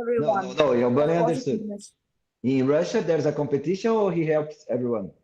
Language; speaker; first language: English; non-native, fluent; Portuguese